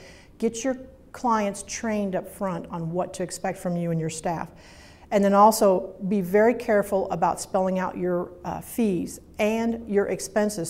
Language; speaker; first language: English; native; English